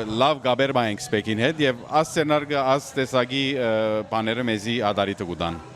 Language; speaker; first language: Armenian; early bilingual, heritage; Armenian